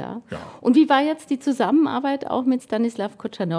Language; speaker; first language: German; native; German